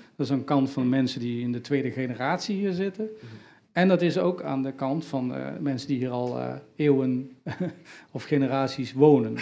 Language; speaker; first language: Dutch; native; Dutch